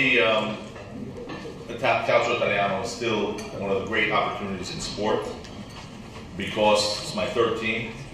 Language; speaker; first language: English; native; English